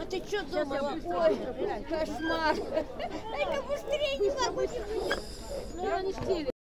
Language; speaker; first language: Russian; non-native, local second language; Uzbek